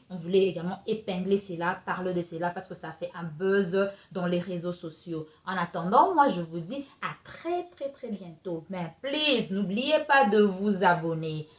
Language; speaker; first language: French; non-native, local second language; Lingala